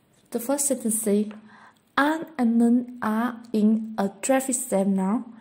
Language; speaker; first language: English; non-native, fluent; Vietnamese